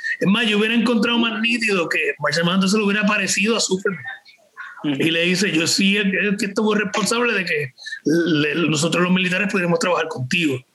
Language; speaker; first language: Spanish; native; Spanish